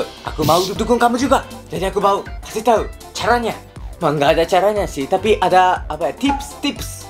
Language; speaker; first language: Indonesian; non-native, learner; Japanese